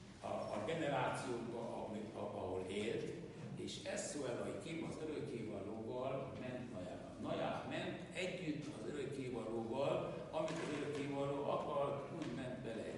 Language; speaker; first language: Hungarian; non-native, local second language; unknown